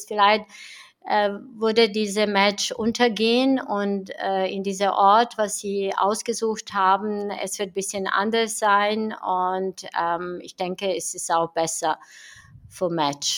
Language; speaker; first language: German; non-native, fluent; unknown